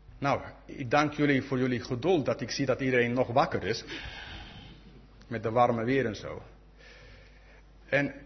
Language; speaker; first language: Dutch; non-native, fluent; English